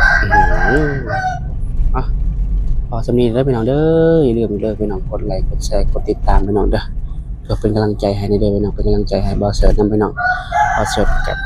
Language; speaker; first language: Thai; non-native, local second language; Lao